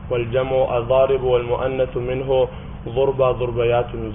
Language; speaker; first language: Arabic; non-native, learner; Urdu